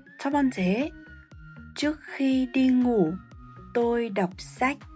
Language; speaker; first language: Vietnamese; non-native, fluent; Korean